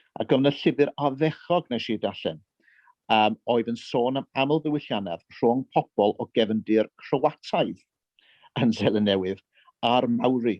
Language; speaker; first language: Welsh; early bilingual, heritage; Welsh